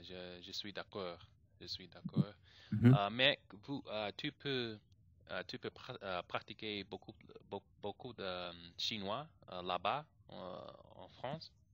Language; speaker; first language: French; non-native, learner; English